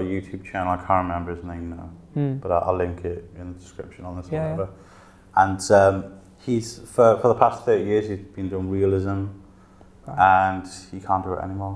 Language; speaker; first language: English; native; English